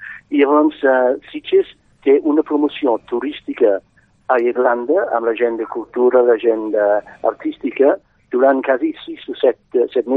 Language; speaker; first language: Catalan; non-native, fluent; English